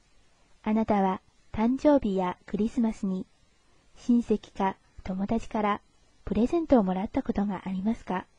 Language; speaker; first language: Japanese; non-native, fluent; Chinese